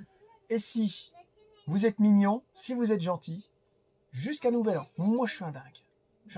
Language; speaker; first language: French; native; French